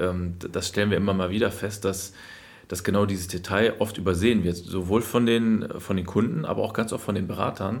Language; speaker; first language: German; native; German